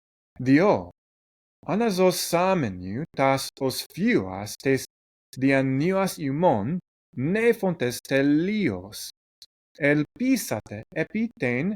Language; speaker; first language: Greek; non-native, fluent; English